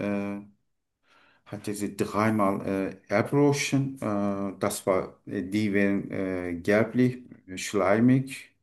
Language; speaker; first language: German; non-native, fluent; Turkish